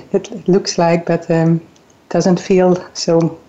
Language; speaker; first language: English; non-native, fluent; Dutch